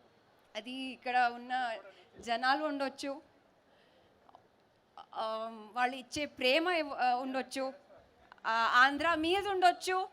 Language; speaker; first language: Telugu; non-native, fluent; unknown